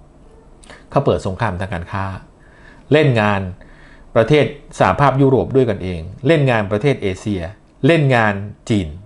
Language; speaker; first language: Thai; native; Thai